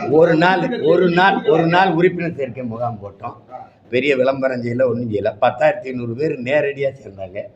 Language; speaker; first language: Tamil; native; Tamil